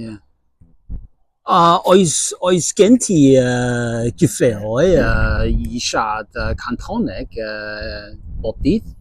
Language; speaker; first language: Welsh; non-native, learner; Cantonese